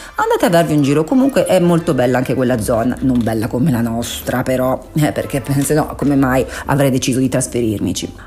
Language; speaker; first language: Italian; non-native, local second language; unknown